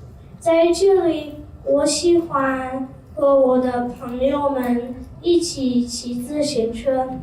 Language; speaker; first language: Chinese; non-native, learner; English